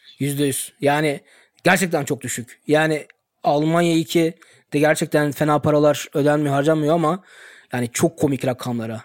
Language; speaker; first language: Turkish; early bilingual, heritage; Turkish